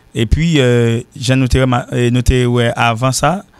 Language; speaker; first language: French; native; French